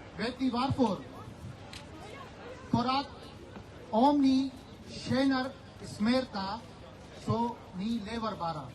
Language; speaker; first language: Swedish; non-native, fluent; Urdu